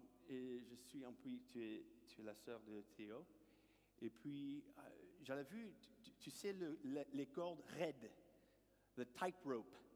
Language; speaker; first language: French; non-native, learner; English